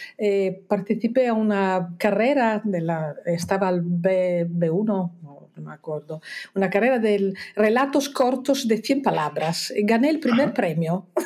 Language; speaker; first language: Spanish; non-native, fluent; Italian